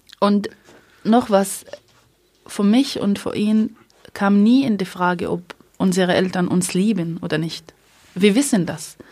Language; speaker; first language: German; early bilingual, other home language; Arabic